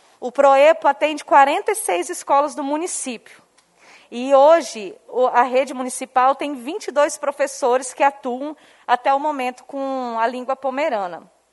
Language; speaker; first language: Portuguese; non-native, local second language; Low German